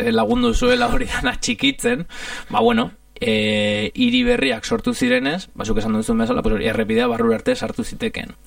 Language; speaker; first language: Basque; non-native, fluent; Italian